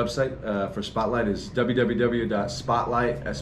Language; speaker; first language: English; native; English